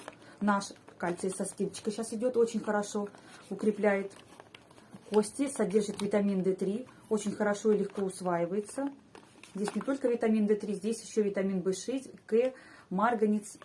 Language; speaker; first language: Russian; native; Russian